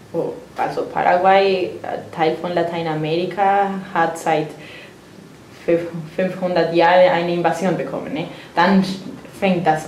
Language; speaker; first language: German; non-native, fluent; Spanish